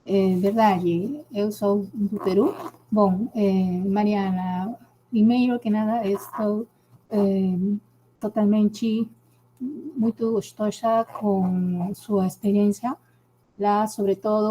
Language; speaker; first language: Portuguese; non-native, learner; Spanish